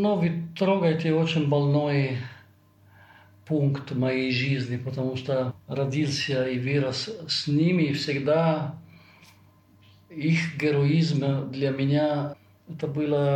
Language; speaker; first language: Russian; non-native, fluent; Italian